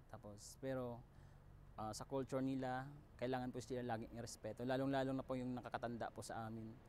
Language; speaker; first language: Filipino; native; Filipino